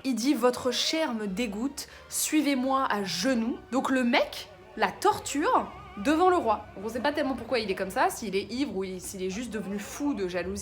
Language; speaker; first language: French; native; French